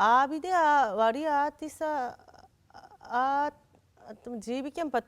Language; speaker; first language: Malayalam; non-native, learner; Japanese